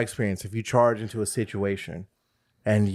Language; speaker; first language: English; native; English